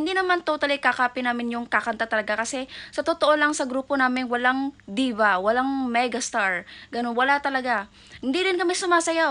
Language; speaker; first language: Filipino; native; Filipino